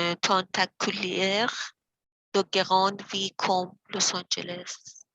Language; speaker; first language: French; non-native, learner; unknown